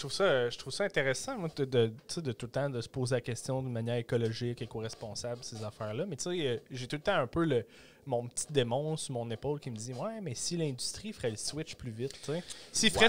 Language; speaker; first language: French; native; French